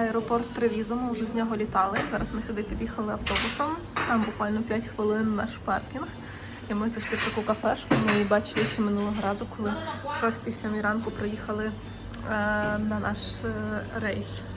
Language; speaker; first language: Ukrainian; native; Ukrainian